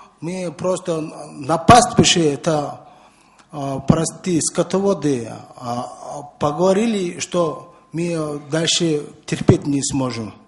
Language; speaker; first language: Russian; non-native, learner; Mongolian